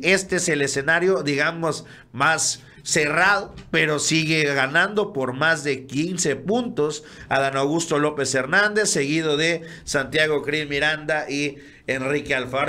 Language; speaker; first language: Spanish; native; Spanish